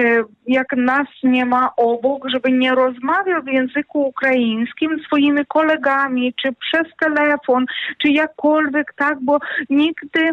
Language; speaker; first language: Polish; non-native, fluent; Ukrainian